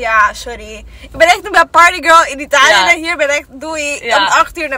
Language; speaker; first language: Dutch; non-native, learner; Italian